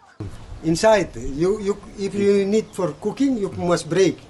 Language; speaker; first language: English; non-native, learner; Indonesian